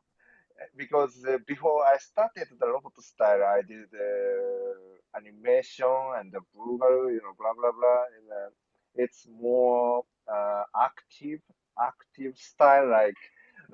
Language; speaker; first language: English; non-native, learner; Japanese